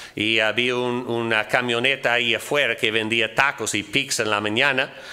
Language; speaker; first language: Spanish; non-native, fluent; English